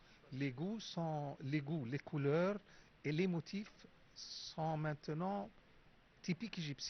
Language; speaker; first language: French; non-native, fluent; Arabic